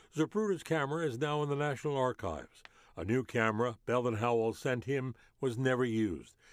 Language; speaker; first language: English; native; English